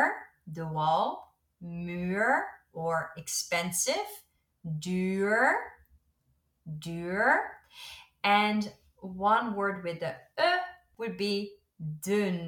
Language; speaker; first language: English; non-native, fluent; Dutch